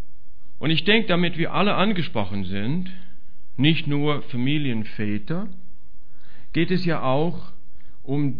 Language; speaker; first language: German; non-native, fluent; English